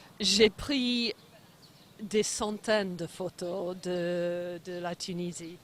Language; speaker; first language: French; non-native, fluent; English